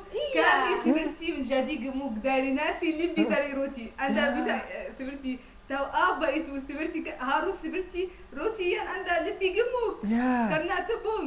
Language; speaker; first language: Indonesian; non-native, learner; Arabic